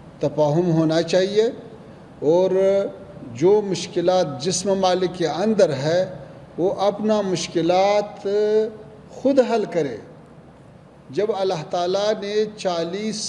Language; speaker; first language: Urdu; non-native, fluent; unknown